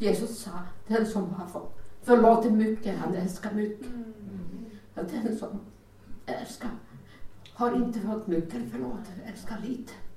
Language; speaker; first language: Swedish; non-native, learner; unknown